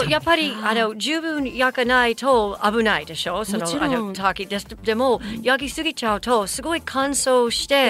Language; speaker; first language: Japanese; non-native, fluent; English